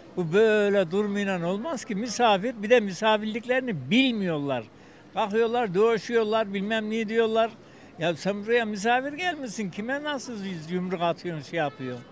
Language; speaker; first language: Turkish; native; Turkish